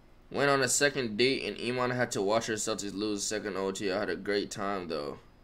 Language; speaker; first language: English; native; English